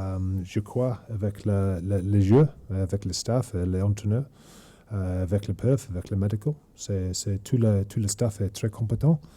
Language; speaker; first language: French; non-native, learner; English